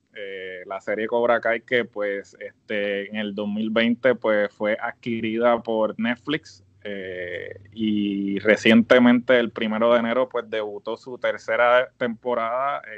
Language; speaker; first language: Spanish; native; Spanish